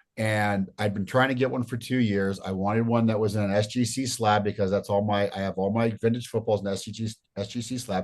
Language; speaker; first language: English; native; English